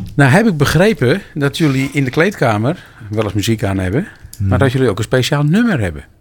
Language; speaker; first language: Dutch; native; Dutch